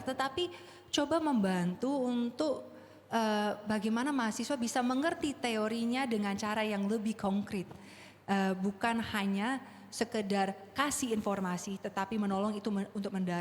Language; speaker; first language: Indonesian; non-native, fluent; English